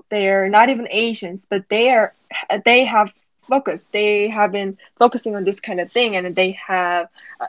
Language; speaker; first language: English; non-native, fluent; Korean